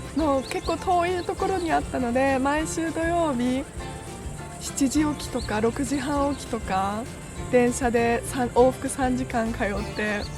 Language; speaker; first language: Japanese; early bilingual, heritage; German